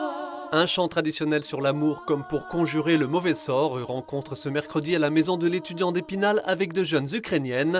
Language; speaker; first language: French; native; French